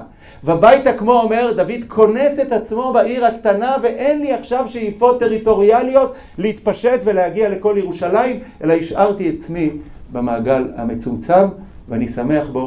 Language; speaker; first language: Hebrew; native; Hebrew